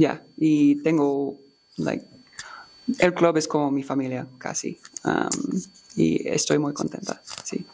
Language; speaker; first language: Spanish; non-native, learner; English